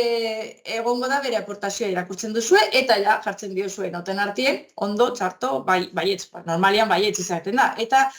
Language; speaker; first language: Basque; native; Basque